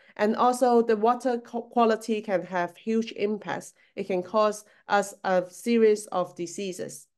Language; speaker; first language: English; non-native, local second language; Cantonese